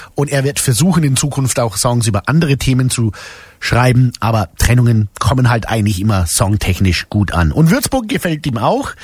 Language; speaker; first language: German; native; German